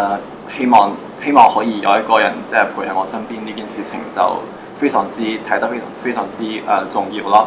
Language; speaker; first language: Cantonese; native; Cantonese